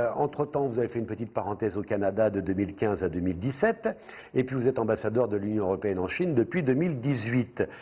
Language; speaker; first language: French; native; French